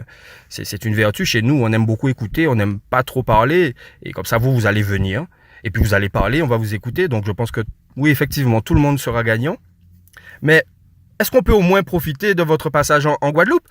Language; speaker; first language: French; non-native, local second language; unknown